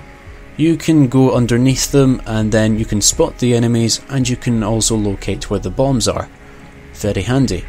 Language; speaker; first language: English; native; English